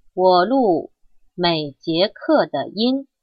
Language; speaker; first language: Chinese; non-native, learner; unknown